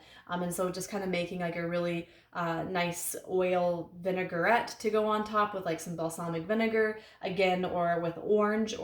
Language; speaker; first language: English; native; English